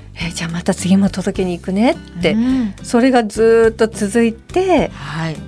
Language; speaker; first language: Japanese; native; Japanese